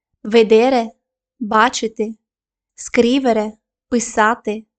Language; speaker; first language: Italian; non-native, fluent; Ukrainian